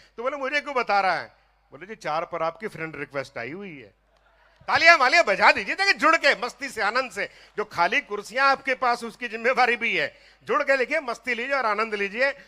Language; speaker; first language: Hindi; non-native, local second language; Punjabi